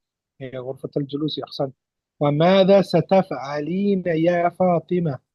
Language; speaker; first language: Arabic; non-native, fluent; English